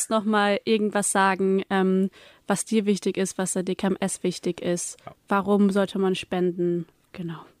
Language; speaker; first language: German; native; German